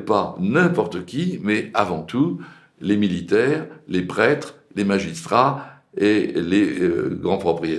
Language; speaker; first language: French; native; French